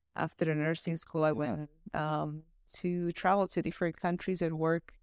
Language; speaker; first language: English; non-native, fluent; Slovak